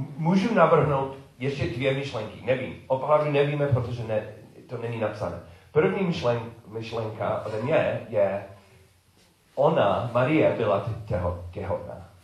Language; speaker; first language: Czech; non-native, learner; English